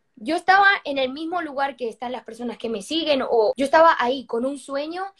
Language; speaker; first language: Spanish; native; Spanish